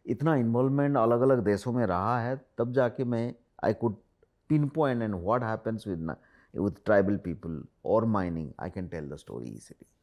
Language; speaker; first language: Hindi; non-native, local second language; Odia